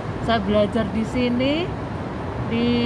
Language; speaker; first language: Indonesian; non-native, local second language; Javanese